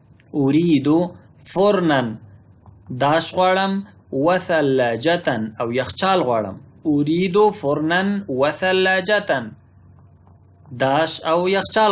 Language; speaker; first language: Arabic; non-native, fluent; Pashto